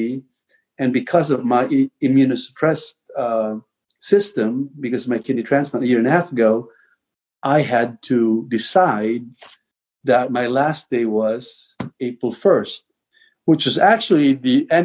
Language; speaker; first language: English; non-native, local second language; Filipino